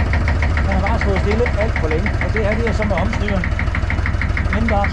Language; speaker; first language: Danish; native; Danish